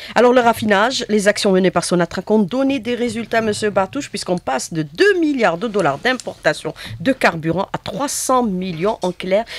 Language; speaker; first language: French; non-native, local second language; Arabic